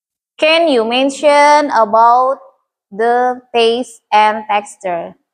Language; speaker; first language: English; non-native, learner; Indonesian